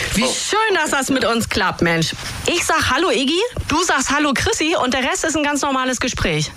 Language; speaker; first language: German; native; German